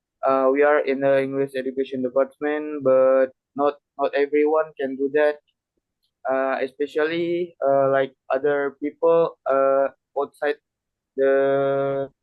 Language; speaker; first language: English; non-native, learner; Indonesian